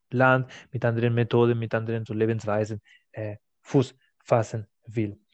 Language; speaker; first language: German; non-native, fluent; Spanish